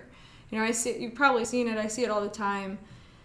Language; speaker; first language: English; native; English